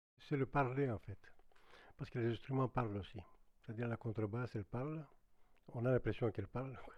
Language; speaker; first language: French; non-native, fluent; Greek